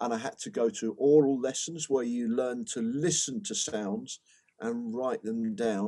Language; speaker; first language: English; native; English